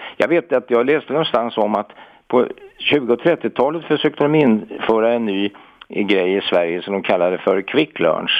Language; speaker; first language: Swedish; native; Swedish